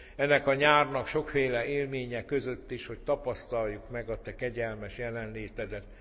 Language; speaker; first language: Hungarian; native; Hungarian